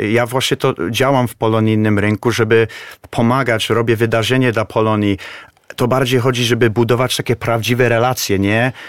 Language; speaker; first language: Polish; early bilingual, heritage; Polish